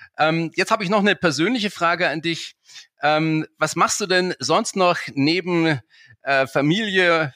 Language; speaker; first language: German; native; German